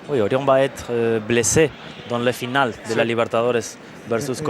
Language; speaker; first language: French; non-native, fluent; Spanish